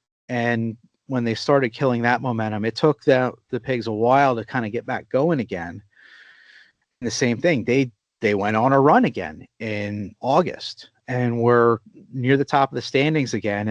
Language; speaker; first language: English; native; English